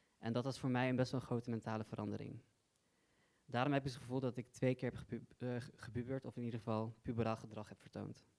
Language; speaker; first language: Dutch; early bilingual, other home language; Persian